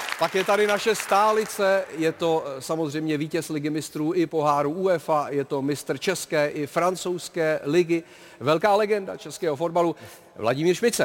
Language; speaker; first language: Czech; native; Czech